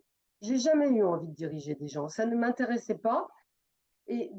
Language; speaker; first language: French; native; French